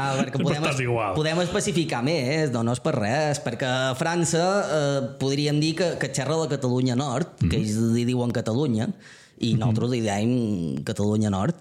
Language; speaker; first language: Catalan; native; Catalan